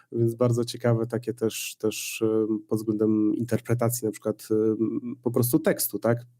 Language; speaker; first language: Polish; native; Polish